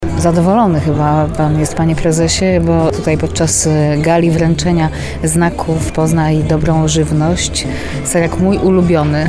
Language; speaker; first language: Polish; native; Polish